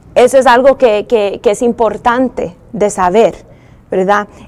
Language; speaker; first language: Spanish; early bilingual, heritage; Spanish